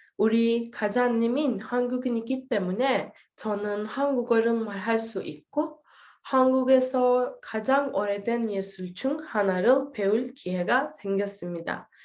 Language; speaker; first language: Korean; non-native, learner; Turkish